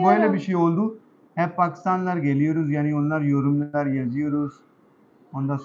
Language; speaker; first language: Turkish; non-native, learner; Urdu